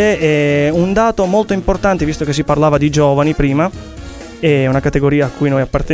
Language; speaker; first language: Italian; native; Italian